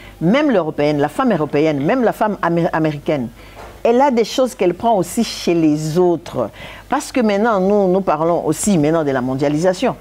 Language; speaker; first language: French; non-native, local second language; Lingala